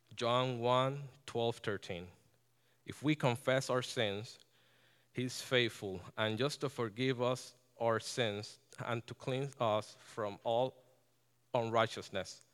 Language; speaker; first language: English; non-native, fluent; Spanish